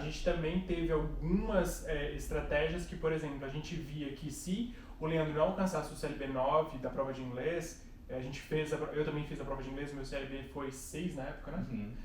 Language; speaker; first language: Portuguese; native; Portuguese